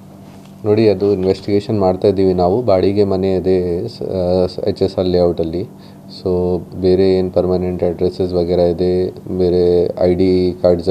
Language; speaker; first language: Kannada; non-native, local second language; Hindi